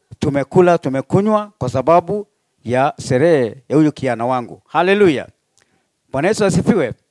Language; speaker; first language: Swahili; non-native, local second language; Meru